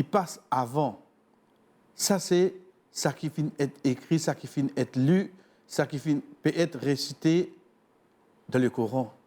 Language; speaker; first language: French; non-native, local second language; Morisyen